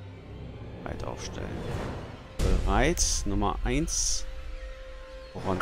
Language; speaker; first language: German; native; German